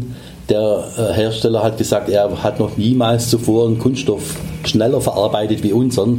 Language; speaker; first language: German; native; German